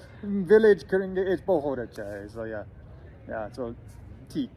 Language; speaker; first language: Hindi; non-native, learner; English